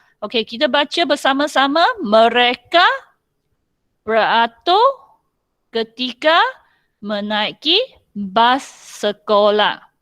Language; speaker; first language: Malay; non-native, local second language; Chinese